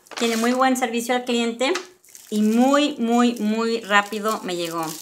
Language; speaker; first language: Spanish; early bilingual, other home language; English